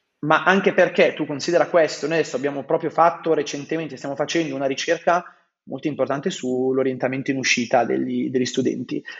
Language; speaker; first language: Italian; native; Italian